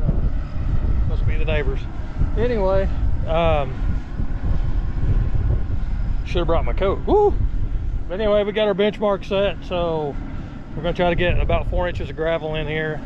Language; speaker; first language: English; native; English